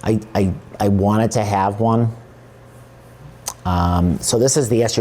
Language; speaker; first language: English; native; English